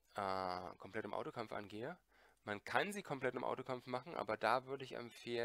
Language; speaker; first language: German; native; German